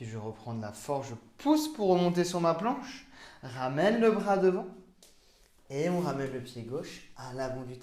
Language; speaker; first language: French; native; French